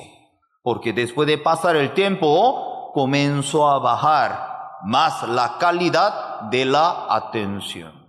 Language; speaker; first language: Spanish; non-native, fluent; Korean